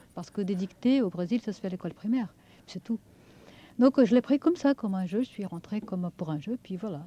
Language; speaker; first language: French; non-native, fluent; Portuguese